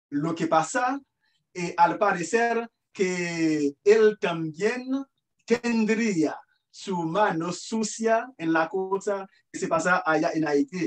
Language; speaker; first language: Spanish; non-native, fluent; Haitian Creole